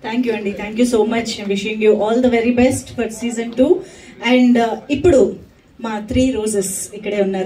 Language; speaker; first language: Telugu; native; Telugu